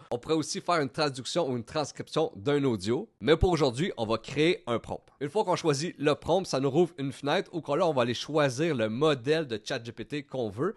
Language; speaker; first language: French; native; French